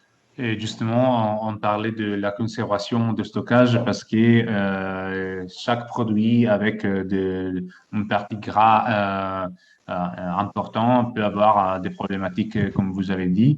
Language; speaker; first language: French; non-native, fluent; Italian